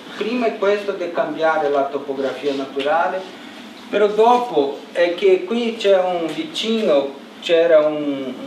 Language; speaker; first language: Italian; non-native, learner; Portuguese